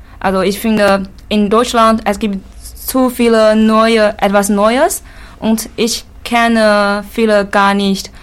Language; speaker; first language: German; non-native, learner; Chinese